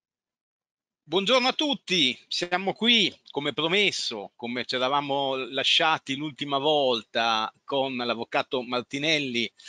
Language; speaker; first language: Italian; native; Italian